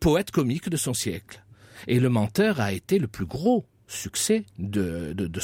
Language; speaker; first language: French; native; French